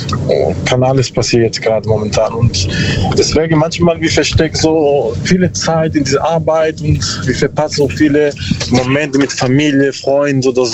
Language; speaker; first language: German; non-native, learner; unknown